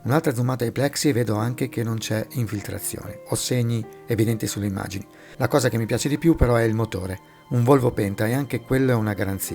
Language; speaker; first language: Italian; native; Italian